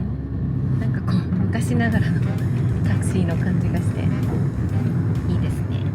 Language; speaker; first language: Japanese; native; Japanese